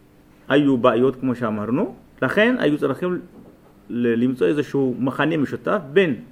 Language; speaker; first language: Hebrew; non-native, fluent; Amharic